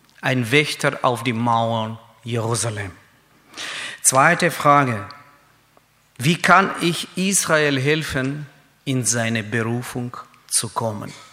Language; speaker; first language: German; non-native, fluent; Russian